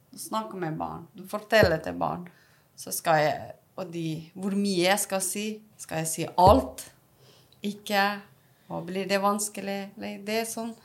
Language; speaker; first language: Norwegian; non-native, fluent; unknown